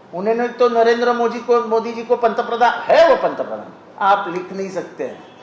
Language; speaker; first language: Hindi; non-native, local second language; Marathi